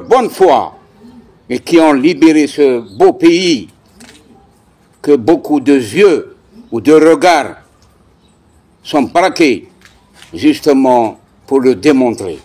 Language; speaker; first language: French; non-native, local second language; Kabyle